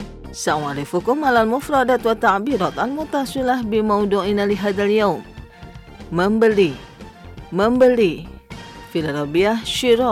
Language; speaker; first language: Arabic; non-native, fluent; Indonesian